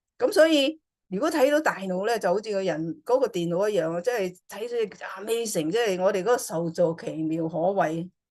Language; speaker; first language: Cantonese; native; Cantonese